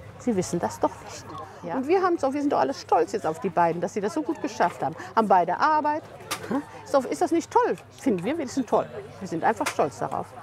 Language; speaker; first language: German; native; German